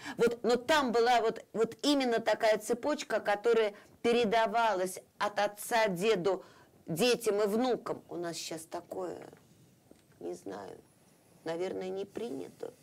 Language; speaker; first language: Russian; native; Russian